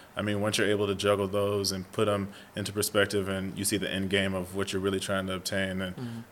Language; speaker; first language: English; native; English